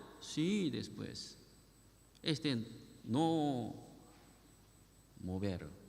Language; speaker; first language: Spanish; non-native, learner; Korean